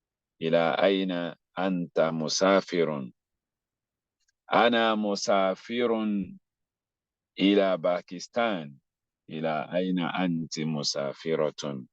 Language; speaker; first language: Arabic; non-native, fluent; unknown